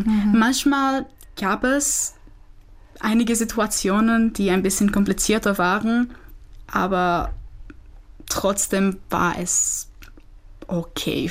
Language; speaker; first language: German; non-native, fluent; Czech